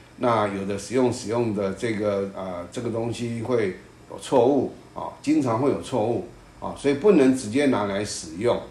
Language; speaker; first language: Chinese; native; Chinese